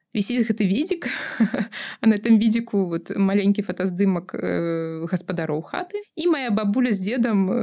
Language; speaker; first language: Belarusian; non-native, local second language; Russian